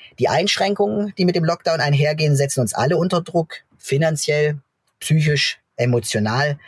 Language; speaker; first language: German; native; German